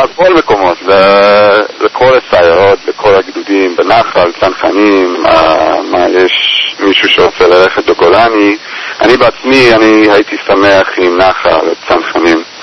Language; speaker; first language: Hebrew; early bilingual, heritage; English